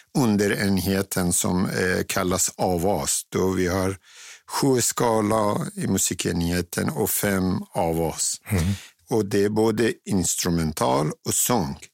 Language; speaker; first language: Swedish; non-native, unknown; Persian